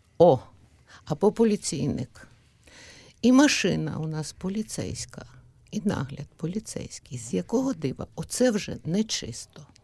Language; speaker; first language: Ukrainian; native; Ukrainian